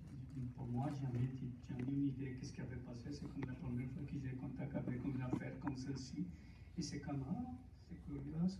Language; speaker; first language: French; non-native, fluent; Spanish